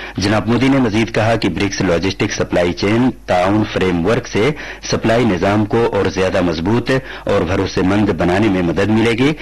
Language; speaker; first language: Urdu; native; Urdu